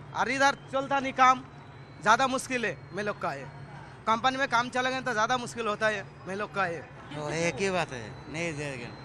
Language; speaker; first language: Hindi; non-native, local second language; Bangla